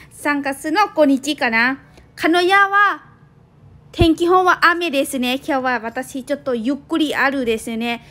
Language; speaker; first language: Japanese; non-native, learner; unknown